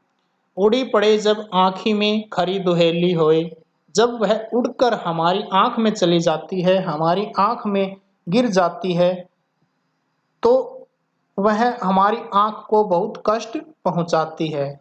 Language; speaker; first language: Hindi; native; Hindi